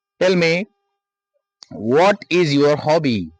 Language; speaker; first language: English; non-native, local second language; Marathi